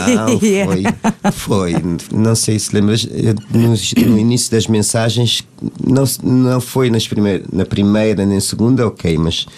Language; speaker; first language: Portuguese; non-native, local second language; Kabuverdianu